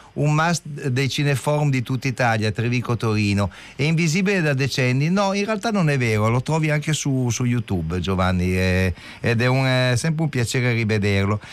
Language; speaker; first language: Italian; native; Italian